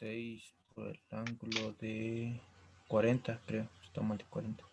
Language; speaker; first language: Spanish; native; Spanish